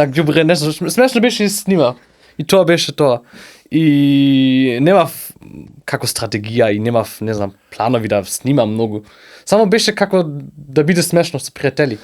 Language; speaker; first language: Macedonian; non-native, learner; German